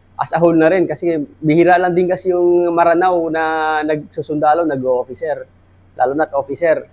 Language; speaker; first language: Filipino; non-native, local second language; Maranao